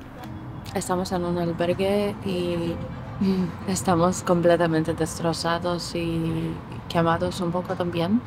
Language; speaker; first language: Spanish; non-native, fluent; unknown